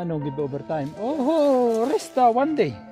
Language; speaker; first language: English; non-native, learner; Filipino